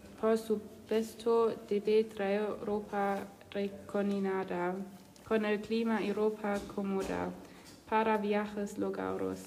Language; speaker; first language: Spanish; non-native, learner; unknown